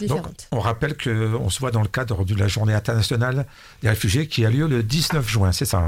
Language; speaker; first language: French; native; French